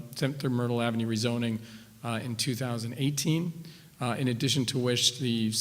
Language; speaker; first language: English; native; English